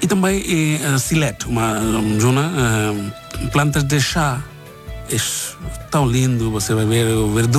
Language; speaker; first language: Portuguese; non-native, learner; Bangla